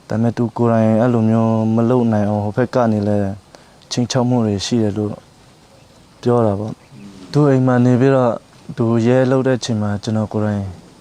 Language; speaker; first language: Burmese; non-native, local second language; Hakha Chin